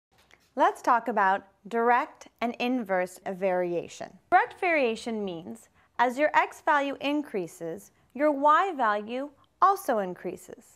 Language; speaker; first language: English; native; English